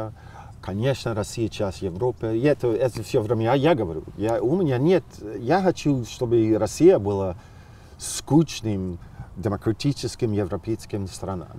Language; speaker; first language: Russian; non-native, fluent; English